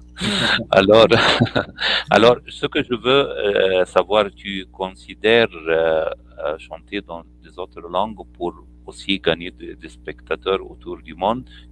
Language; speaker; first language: French; non-native, fluent; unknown